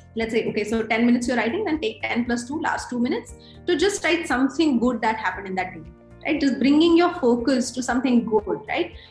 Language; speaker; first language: English; non-native, local second language; Hindi